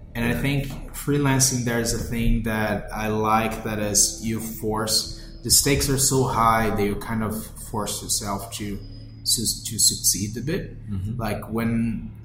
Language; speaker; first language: English; non-native, fluent; Portuguese